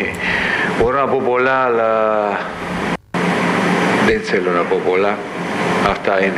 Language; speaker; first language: Greek; non-native, fluent; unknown